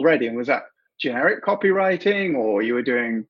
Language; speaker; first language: English; native; English